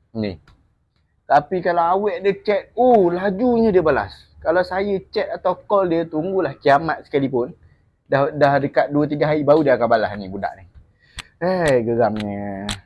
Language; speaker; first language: Malay; native; Malay